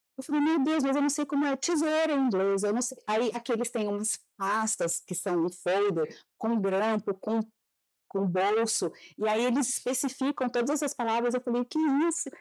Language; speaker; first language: Portuguese; native; Portuguese